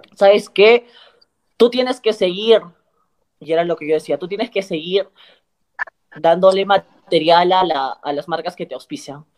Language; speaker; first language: Spanish; native; Spanish